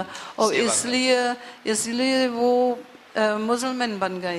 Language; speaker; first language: Hindi; non-native, learner; English